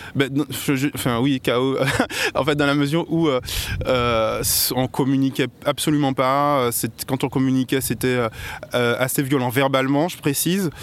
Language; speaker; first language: French; native; French